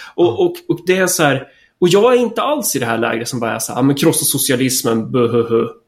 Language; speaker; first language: Swedish; native; Swedish